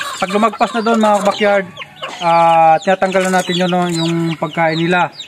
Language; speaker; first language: Filipino; non-native, local second language; Cebuano